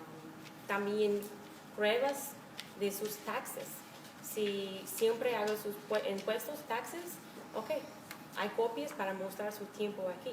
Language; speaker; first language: Spanish; non-native, fluent; English